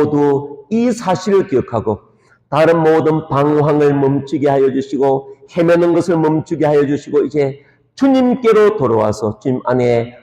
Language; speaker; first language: Korean; native; Korean